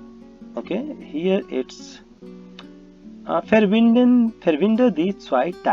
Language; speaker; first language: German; non-native, learner; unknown